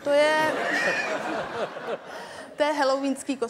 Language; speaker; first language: Czech; native; Czech